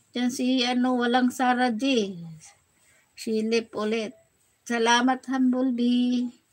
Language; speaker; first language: Filipino; non-native, local second language; Waray